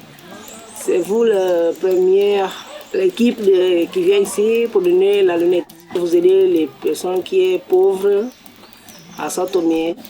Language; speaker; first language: French; non-native, fluent; Portuguese